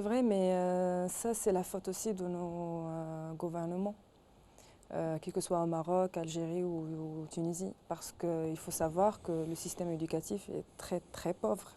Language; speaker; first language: French; non-native, local second language; Arabic